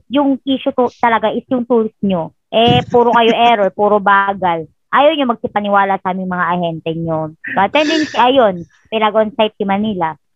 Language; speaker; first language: Filipino; non-native, local second language; Bikol